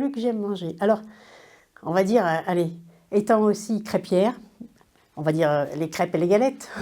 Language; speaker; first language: French; native; French